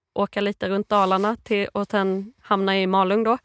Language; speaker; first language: Swedish; native; Swedish